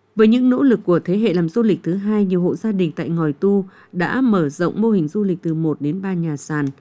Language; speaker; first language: Vietnamese; native; Vietnamese